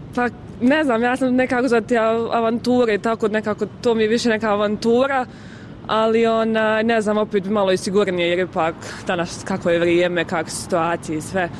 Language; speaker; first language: Serbian; native; Serbian